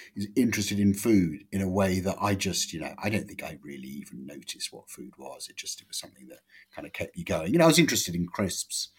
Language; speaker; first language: English; native; English